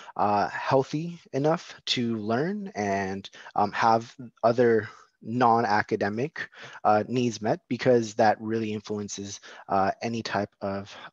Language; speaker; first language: English; native; English